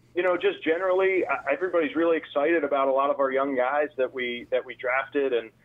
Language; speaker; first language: English; native; English